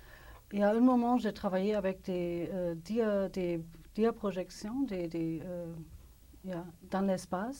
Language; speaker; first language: French; non-native, fluent; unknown